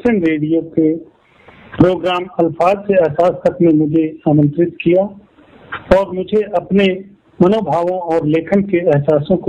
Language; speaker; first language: Hindi; native; Hindi